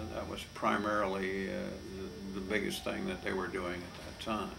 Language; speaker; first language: English; native; English